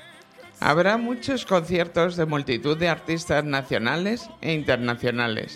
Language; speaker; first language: Spanish; native; Spanish